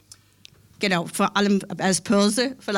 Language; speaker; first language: German; non-native, learner; English